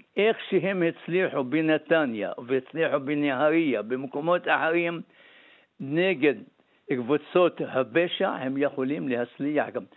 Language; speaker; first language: Hebrew; non-native, local second language; Arabic